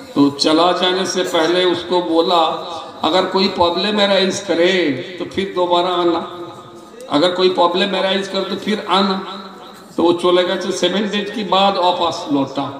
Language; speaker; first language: Hindi; non-native, local second language; Bangla